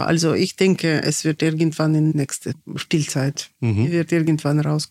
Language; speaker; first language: German; non-native, fluent; Russian